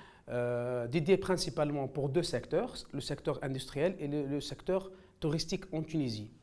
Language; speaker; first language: French; non-native, local second language; Arabic